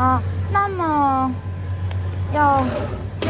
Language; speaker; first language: Chinese; non-native, learner; Korean